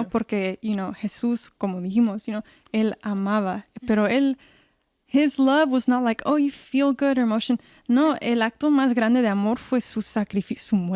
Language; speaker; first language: Spanish; early bilingual, heritage; Spanish